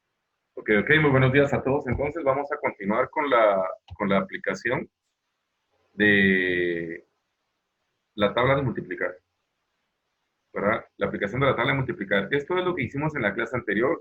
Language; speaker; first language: Spanish; native; Spanish